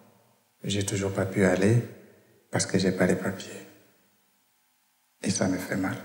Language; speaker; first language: French; non-native, fluent; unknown